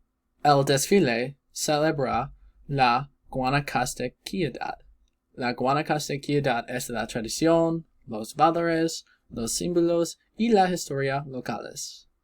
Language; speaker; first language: Spanish; non-native, learner; English